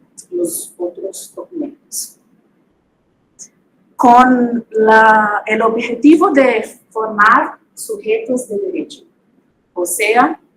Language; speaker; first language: Spanish; non-native, fluent; Portuguese